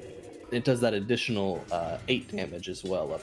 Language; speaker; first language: English; native; English